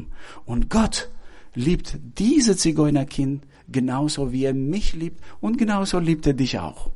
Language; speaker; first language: German; non-native, fluent; Albanian